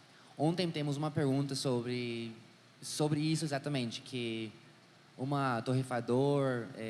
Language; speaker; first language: Portuguese; non-native, learner; English